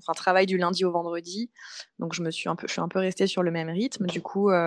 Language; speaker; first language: French; native; French